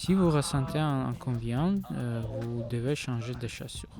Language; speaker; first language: French; non-native, learner; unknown